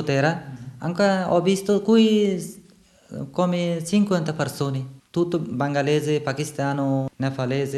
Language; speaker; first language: Italian; non-native, learner; Bangla